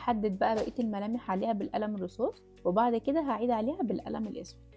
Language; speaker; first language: Arabic; native; Arabic